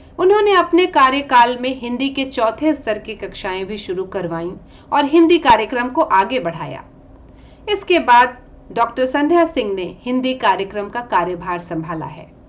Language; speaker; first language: Hindi; native; Hindi